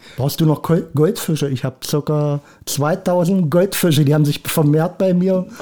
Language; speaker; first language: German; native; German